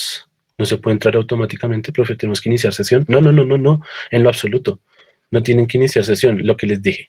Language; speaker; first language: Spanish; native; Spanish